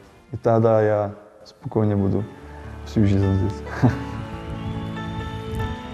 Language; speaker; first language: Russian; non-native, learner; Slovak